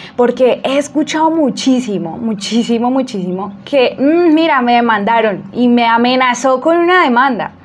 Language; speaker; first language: Spanish; native; Spanish